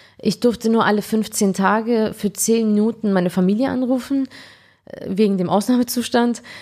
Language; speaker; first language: German; early bilingual, other home language; Turkish